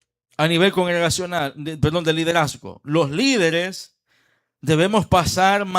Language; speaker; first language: Spanish; native; Spanish